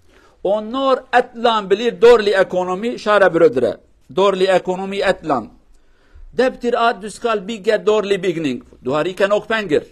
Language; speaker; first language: Norwegian; non-native, learner; Kurdish